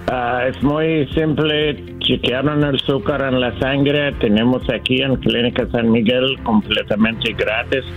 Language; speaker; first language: Spanish; non-native, learner; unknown